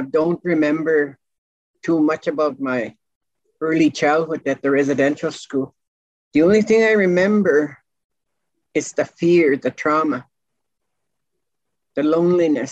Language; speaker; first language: English; non-native, local second language; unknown